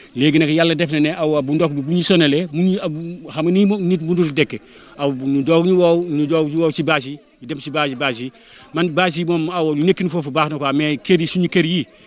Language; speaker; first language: Wolof; non-native, local second language; Fula